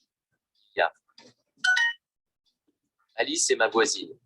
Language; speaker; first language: French; non-native, learner; Vietnamese